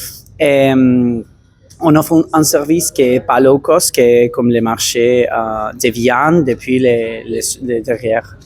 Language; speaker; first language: French; non-native, learner; Spanish